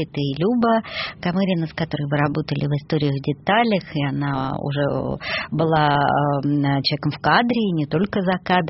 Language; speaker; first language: Russian; native; Russian